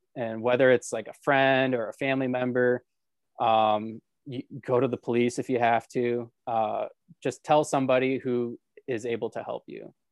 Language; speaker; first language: English; native; English